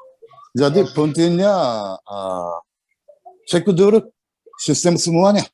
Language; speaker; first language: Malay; non-native, learner; Japanese